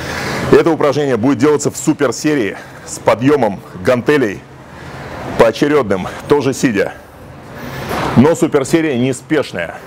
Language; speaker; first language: Russian; native; Russian